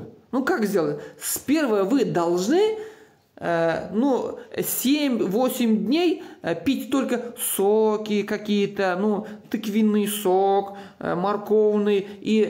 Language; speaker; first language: Russian; non-native, local second language; Uzbek